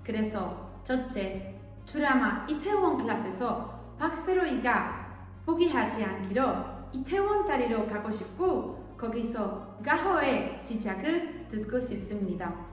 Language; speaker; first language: Korean; non-native, fluent; Spanish